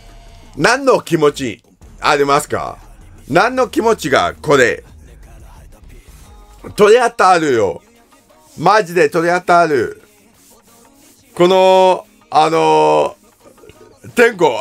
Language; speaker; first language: Japanese; non-native, learner; English